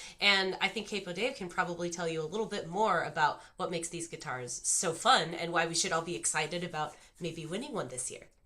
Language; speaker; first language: English; native; English